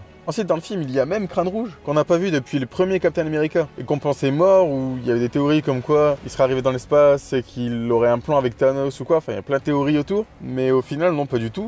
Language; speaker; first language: French; native; French